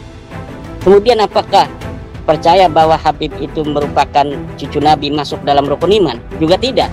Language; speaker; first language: Indonesian; native; Indonesian